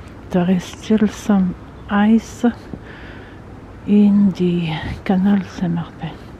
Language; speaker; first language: English; non-native, learner; French